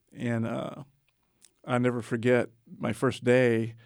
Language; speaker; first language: English; native; English